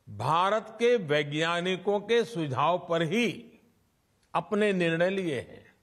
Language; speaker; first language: Hindi; non-native, local second language; Gujarati